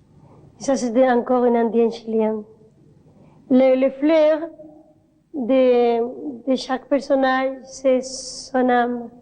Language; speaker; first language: French; non-native, learner; Spanish